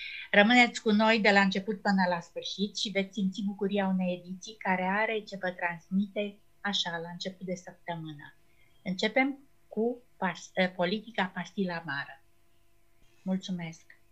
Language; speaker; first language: Romanian; native; Romanian